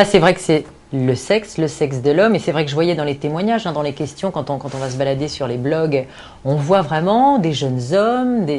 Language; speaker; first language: French; native; French